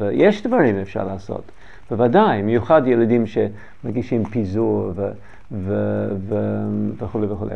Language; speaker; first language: Hebrew; non-native, learner; English